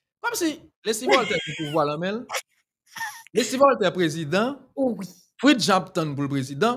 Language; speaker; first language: French; non-native, local second language; Haitian Creole